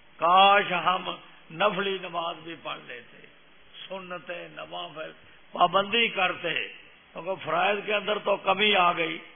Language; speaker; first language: Urdu; non-native, local second language; Punjabi